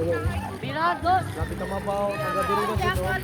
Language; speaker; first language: Filipino; non-native, local second language; Cebuano